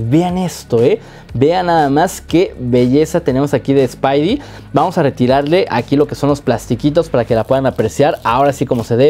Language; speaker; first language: Spanish; native; Spanish